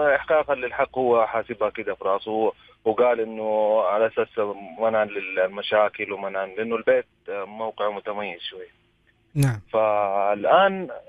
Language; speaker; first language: Arabic; native; Arabic